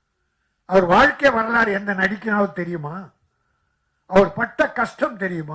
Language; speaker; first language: Tamil; native; Tamil